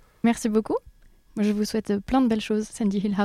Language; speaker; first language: French; native; French